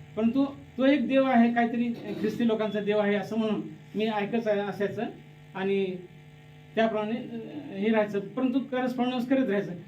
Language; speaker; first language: Marathi; native; Marathi